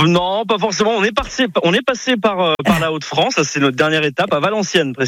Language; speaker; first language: French; native; French